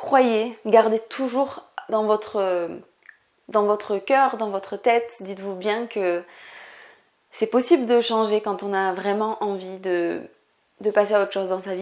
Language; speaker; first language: French; native; French